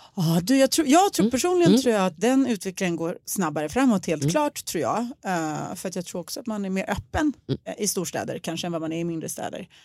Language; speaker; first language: Swedish; early bilingual, other home language; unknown